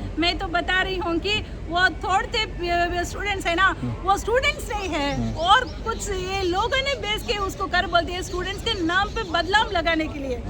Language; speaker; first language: Hindi; non-native, local second language; Tamil